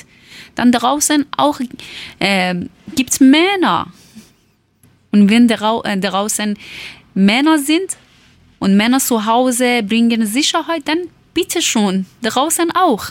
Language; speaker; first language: German; non-native, learner; Persian